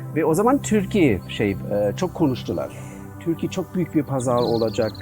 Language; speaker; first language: Turkish; non-native, learner; German